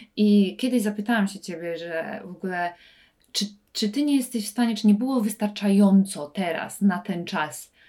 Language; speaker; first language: Polish; native; Polish